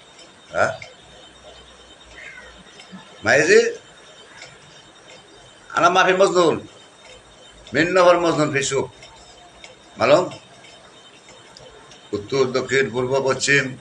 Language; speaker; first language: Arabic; non-native, learner; Bangla